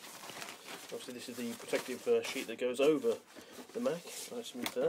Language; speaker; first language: English; native; English